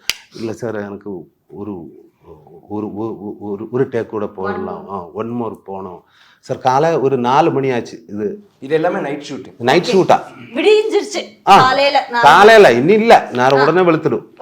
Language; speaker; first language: Tamil; non-native, learner; Malayalam